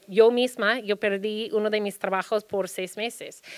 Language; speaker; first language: Spanish; early bilingual, heritage; Spanish